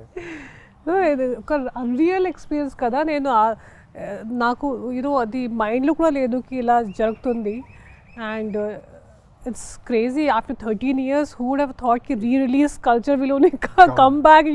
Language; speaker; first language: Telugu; non-native, local second language; Hindi